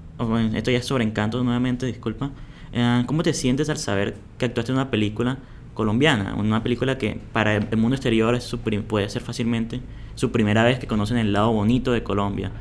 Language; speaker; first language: Spanish; native; Spanish